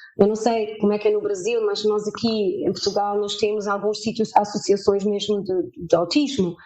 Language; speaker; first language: Portuguese; early bilingual, heritage; German